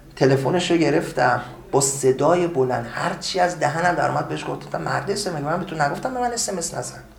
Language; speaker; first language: Persian; native; Persian